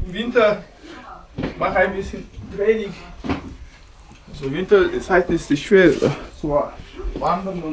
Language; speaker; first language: German; non-native, fluent; Mongolian